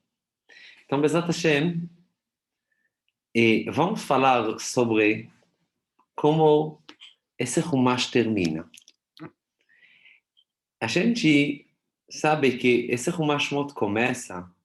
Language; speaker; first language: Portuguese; non-native, fluent; Hebrew